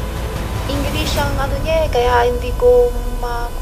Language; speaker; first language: Filipino; non-native, local second language; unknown